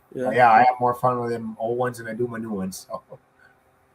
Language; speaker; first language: English; native; English